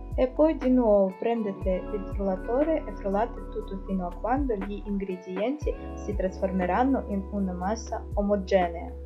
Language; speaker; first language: Italian; non-native, fluent; Russian